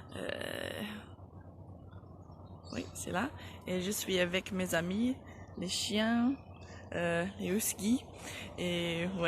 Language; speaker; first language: French; non-native, fluent; English